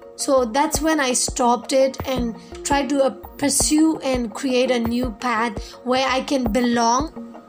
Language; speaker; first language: English; non-native, fluent; Burmese